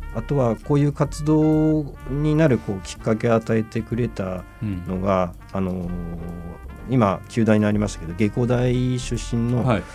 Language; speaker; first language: Japanese; native; Japanese